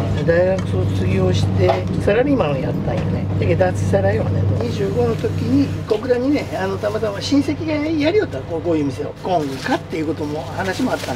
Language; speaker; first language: Japanese; native; Japanese